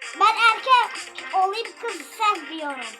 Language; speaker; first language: Turkish; early bilingual, other home language; Arabic